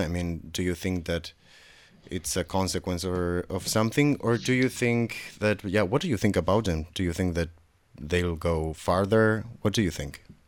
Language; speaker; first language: English; non-native, fluent; Spanish